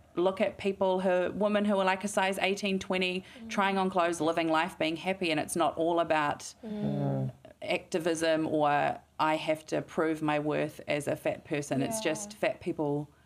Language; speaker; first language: English; native; English